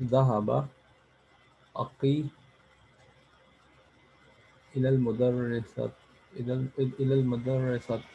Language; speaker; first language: Arabic; non-native, learner; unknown